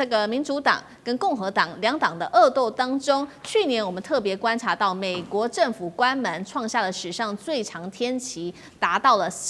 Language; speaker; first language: Chinese; native; Chinese